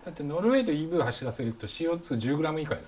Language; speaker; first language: Japanese; native; Japanese